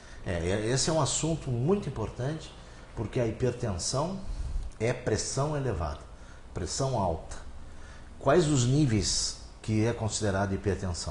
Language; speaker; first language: Portuguese; native; Portuguese